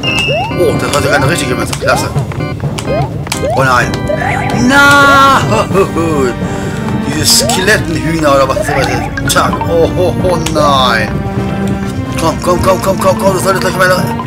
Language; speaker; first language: German; native; German